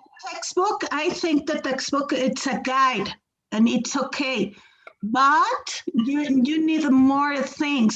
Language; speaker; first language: English; non-native, fluent; Spanish